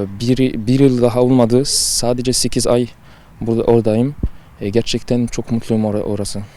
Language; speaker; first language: Turkish; early bilingual, heritage; Turkish